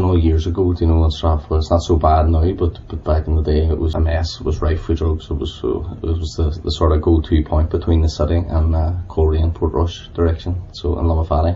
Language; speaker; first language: English; native; English